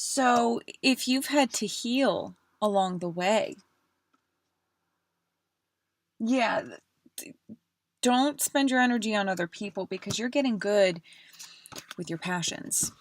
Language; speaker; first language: English; native; English